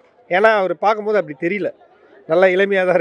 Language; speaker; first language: Tamil; native; Tamil